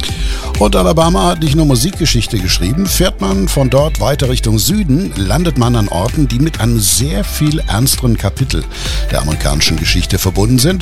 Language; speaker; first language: German; native; German